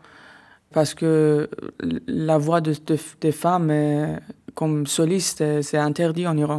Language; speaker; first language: French; non-native, learner; Persian